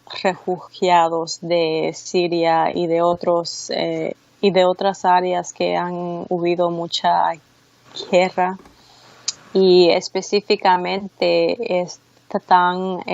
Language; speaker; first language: Spanish; early bilingual, heritage; Spanish